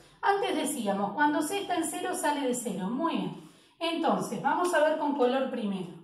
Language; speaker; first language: Spanish; native; Spanish